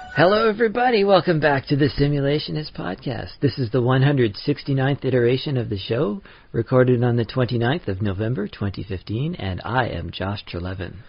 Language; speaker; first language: English; native; English